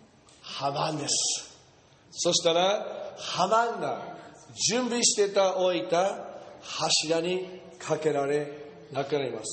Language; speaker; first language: Japanese; non-native, fluent; English